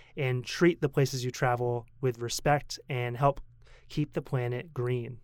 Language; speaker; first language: English; native; English